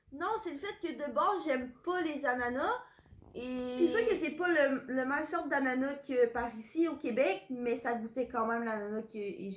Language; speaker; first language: French; native; French